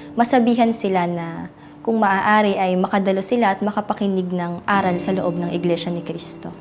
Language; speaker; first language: Filipino; native; Filipino